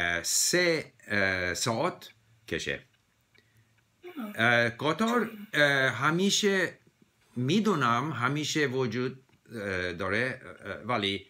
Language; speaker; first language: Persian; non-native, learner; English